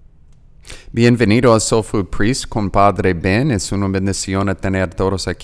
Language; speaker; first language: Spanish; non-native, learner; English